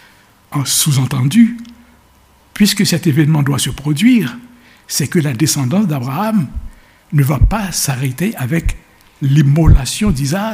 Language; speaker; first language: French; native; French